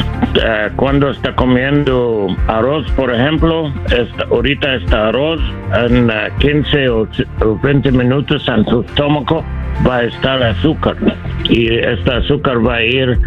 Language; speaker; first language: Spanish; non-native, learner; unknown